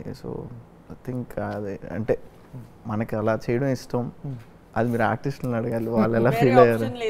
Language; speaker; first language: Telugu; native; Telugu